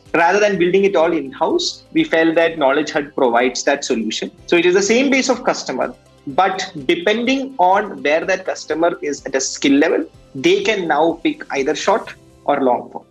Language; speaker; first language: English; non-native, local second language; Malayalam